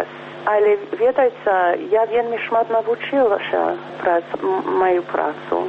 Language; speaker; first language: Belarusian; early bilingual, heritage; Belarusian